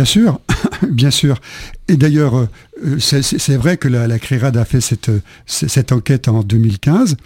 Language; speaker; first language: French; native; French